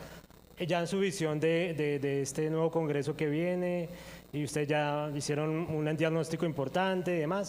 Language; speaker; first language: Spanish; native; Spanish